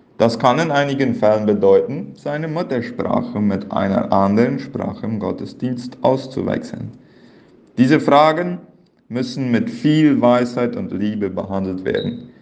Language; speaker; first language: German; early bilingual, heritage; Plautdietsch